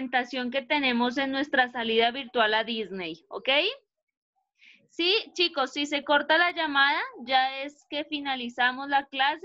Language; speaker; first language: Spanish; native; Spanish